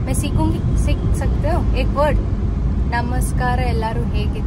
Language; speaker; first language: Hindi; non-native, local second language; Kannada